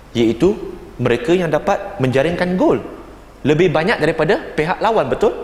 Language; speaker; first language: Malay; non-native, local second language; Chinese